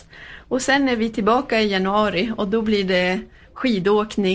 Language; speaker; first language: Swedish; early bilingual, heritage; Swedish